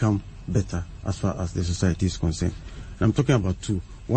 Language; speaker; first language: English; non-native, local second language; Akan